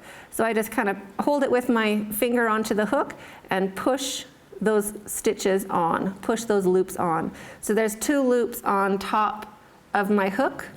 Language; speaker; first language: English; native; English